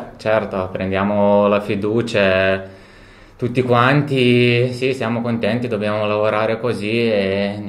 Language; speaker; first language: Italian; non-native, fluent; Lithuanian